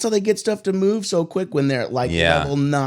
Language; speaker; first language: English; native; English